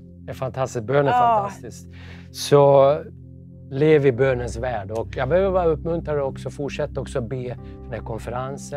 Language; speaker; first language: Swedish; native; Swedish